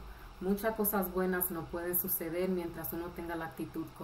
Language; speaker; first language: Spanish; early bilingual, heritage; Spanish